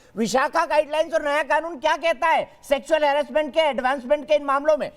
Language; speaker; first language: Hindi; native; Hindi